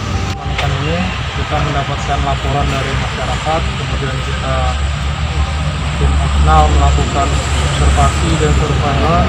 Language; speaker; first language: Indonesian; native; Indonesian